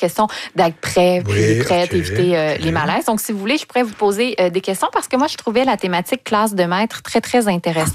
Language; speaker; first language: French; native; French